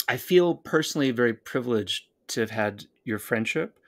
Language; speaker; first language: English; native; English